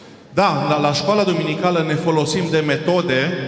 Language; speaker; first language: Romanian; non-native, fluent; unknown